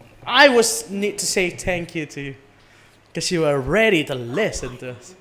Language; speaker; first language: English; non-native, learner; Indonesian